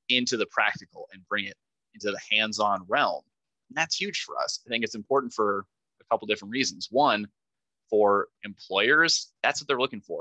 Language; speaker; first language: English; native; English